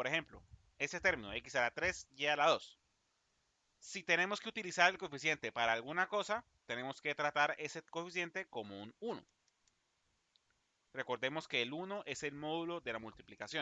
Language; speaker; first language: Spanish; native; Spanish